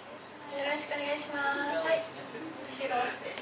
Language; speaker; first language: Japanese; non-native, fluent; Malay